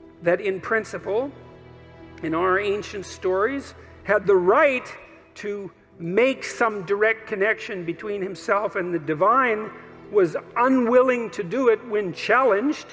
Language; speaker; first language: English; native; English